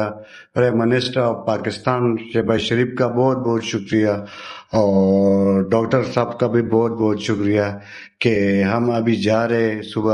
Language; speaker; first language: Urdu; non-native, local second language; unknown